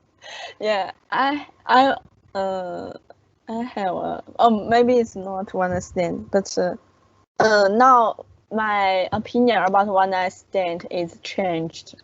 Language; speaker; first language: English; non-native, learner; Chinese